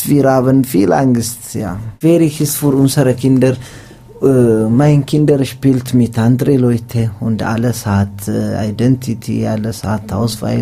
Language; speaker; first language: German; non-native, learner; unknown